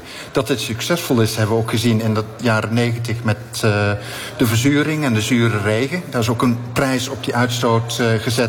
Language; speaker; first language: Dutch; native; Dutch